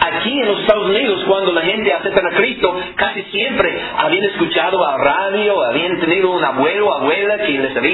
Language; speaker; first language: Spanish; non-native, fluent; English